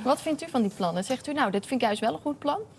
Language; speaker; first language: Dutch; native; Dutch